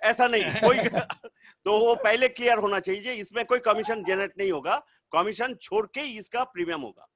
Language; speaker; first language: Hindi; non-native, local second language; Bangla